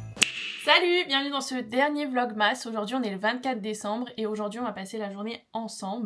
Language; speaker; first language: French; native; French